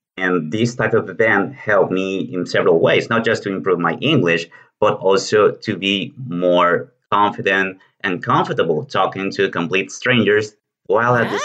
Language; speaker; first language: English; non-native, fluent; Spanish